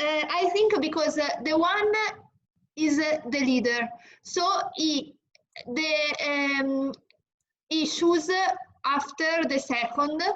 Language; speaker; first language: English; non-native, learner; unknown